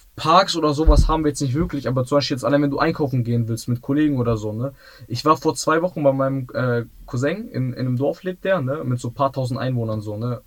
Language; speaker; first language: German; native; German